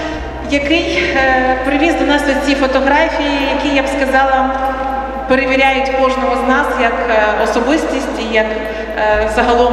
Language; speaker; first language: Ukrainian; native; Ukrainian